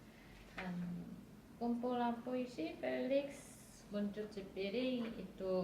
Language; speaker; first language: Indonesian; non-native, fluent; Korean